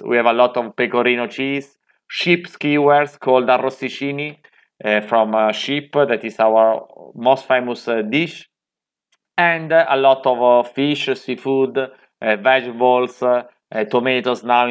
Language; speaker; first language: English; non-native, fluent; Italian